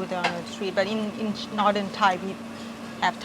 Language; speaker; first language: English; non-native, learner; Thai